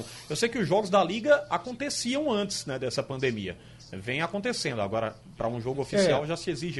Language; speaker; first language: Portuguese; native; Portuguese